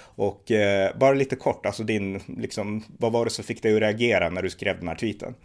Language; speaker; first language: Swedish; native; Swedish